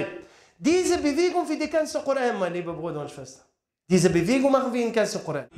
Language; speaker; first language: German; non-native, learner; Arabic